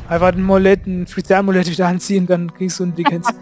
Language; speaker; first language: German; native; German